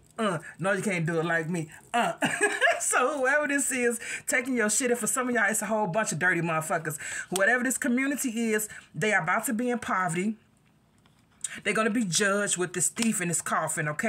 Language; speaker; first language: English; native; English